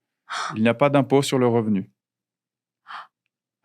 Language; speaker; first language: French; non-native, fluent; Portuguese